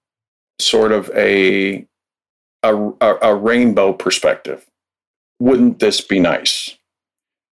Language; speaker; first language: English; native; English